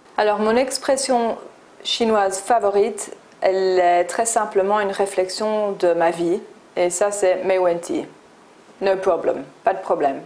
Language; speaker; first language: French; early bilingual, other home language; English